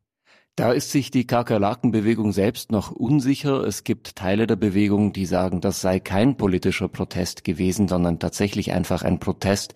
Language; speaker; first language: German; native; German